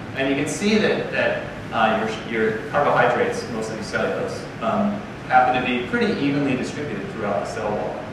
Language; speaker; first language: English; native; English